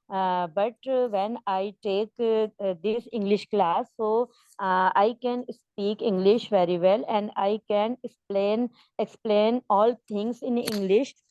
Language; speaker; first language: English; non-native, learner; Urdu